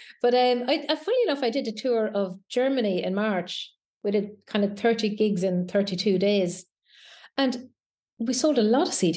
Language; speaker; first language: English; native; English